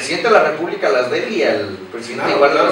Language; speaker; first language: Spanish; native; Spanish